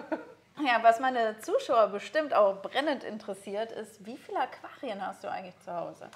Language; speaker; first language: German; native; German